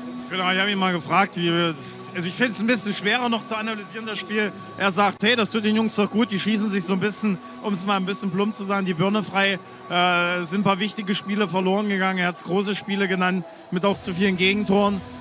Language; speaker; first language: German; native; German